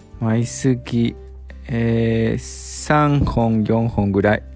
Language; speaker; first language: Japanese; non-native, learner; Spanish